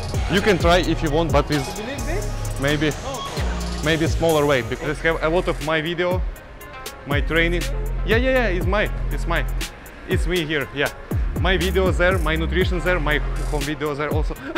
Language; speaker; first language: English; non-native, learner; Russian